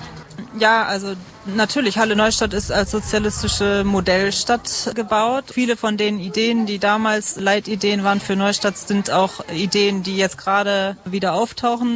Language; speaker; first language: German; native; German